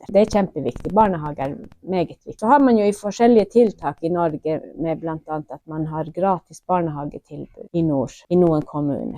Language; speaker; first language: Norwegian; non-native, local second language; Northern Sami